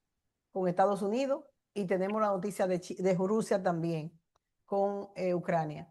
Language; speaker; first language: Spanish; native; Spanish